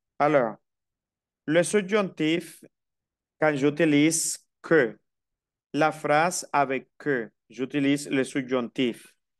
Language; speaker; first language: French; non-native, fluent; Spanish